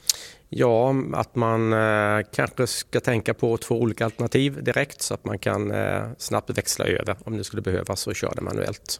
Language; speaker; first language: Swedish; native; Swedish